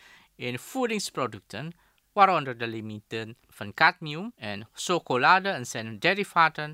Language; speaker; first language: Dutch; non-native, fluent; Indonesian